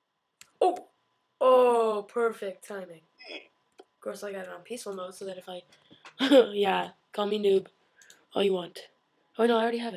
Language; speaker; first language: English; native; English